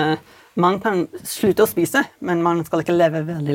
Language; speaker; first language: Norwegian; non-native, fluent; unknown